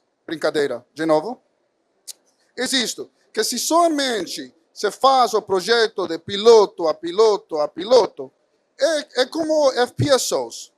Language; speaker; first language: Portuguese; non-native, fluent; Spanish